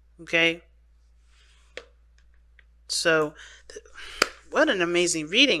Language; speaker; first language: English; native; English